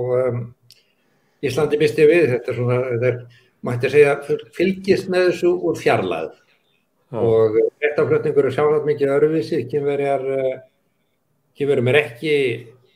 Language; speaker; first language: Icelandic; native; Icelandic